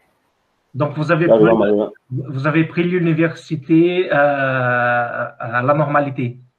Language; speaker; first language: French; non-native, fluent; Portuguese